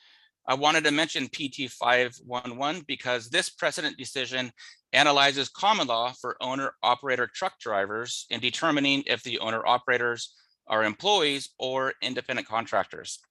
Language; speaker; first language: English; native; English